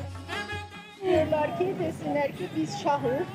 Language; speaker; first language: Turkish; non-native, learner; Azerbaijani